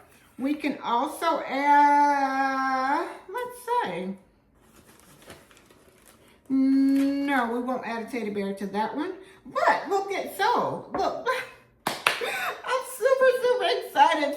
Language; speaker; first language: English; native; English